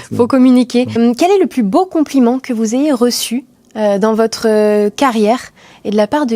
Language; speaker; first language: French; native; French